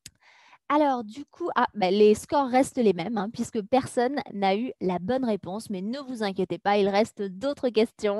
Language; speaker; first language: French; native; French